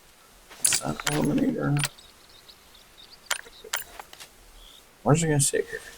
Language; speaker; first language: English; native; English